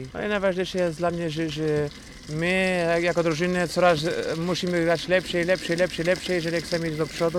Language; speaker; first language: Polish; non-native, fluent; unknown